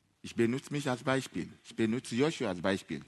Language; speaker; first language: German; non-native, fluent; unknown